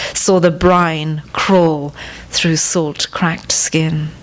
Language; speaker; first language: English; non-native, local second language; Tamil